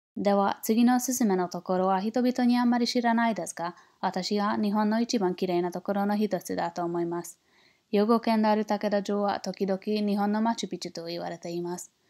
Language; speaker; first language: Japanese; non-native, learner; English